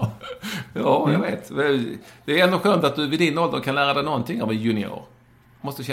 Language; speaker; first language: Swedish; native; Swedish